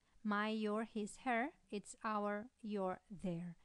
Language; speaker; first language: English; non-native, fluent; Catalan